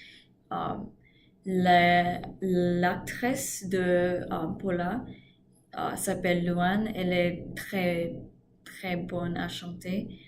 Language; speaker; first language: French; non-native, learner; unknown